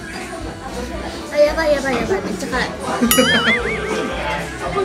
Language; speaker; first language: Japanese; native; Japanese